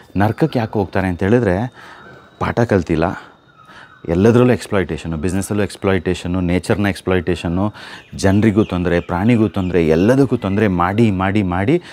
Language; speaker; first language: Kannada; native; Kannada